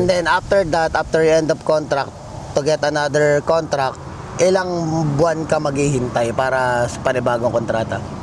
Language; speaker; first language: Filipino; native; Filipino